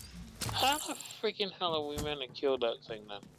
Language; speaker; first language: English; native; English